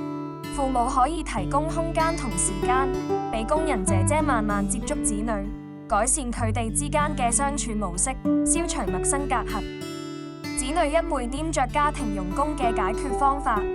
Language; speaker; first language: Cantonese; native; Cantonese